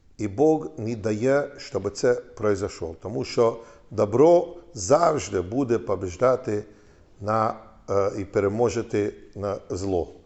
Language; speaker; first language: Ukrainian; non-native, learner; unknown